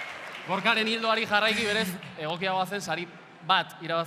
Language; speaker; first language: Basque; native; Basque